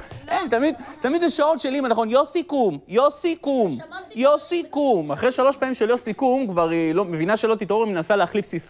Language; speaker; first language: Hebrew; native; Hebrew